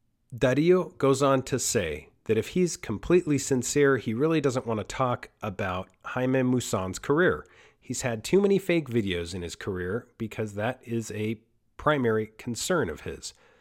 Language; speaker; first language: English; early bilingual, other home language; Spanish